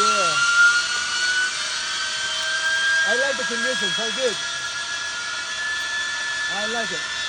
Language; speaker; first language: English; non-native, learner; Spanish